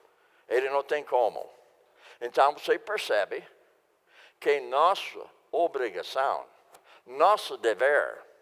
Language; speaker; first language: Portuguese; non-native, fluent; English